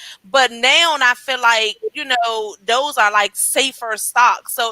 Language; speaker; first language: English; native; English